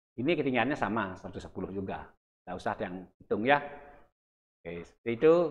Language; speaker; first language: Indonesian; non-native, local second language; Balinese